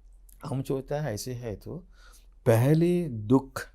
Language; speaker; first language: Hindi; non-native, fluent; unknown